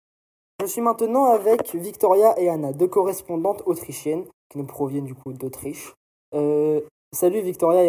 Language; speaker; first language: French; native; French